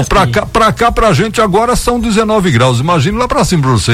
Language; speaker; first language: Portuguese; native; Portuguese